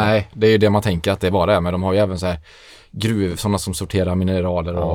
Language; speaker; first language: Swedish; native; Swedish